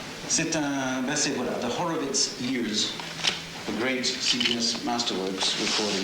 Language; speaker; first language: French; native; French